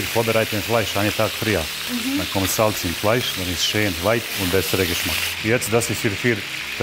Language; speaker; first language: German; non-native, learner; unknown